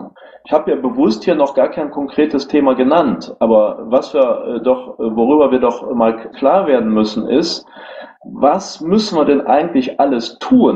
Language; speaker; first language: German; native; German